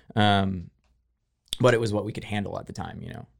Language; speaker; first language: English; native; English